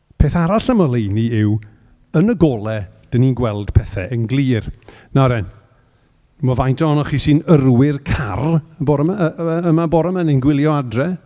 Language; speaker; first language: Welsh; native; Welsh